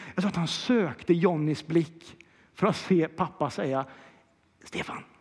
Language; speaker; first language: Swedish; native; Swedish